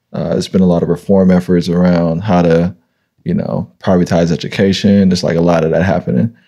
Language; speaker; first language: English; native; English